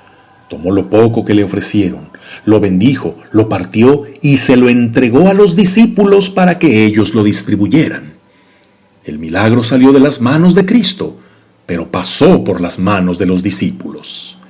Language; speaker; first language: Spanish; native; Spanish